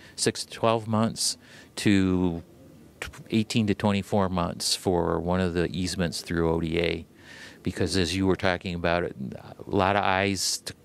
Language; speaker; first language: English; native; English